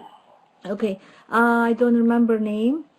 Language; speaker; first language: English; non-native, learner; Turkish